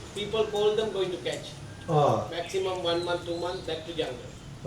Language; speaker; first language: English; non-native, learner; Sinhala